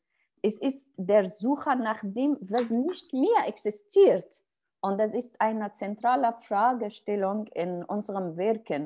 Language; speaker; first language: German; non-native, learner; Arabic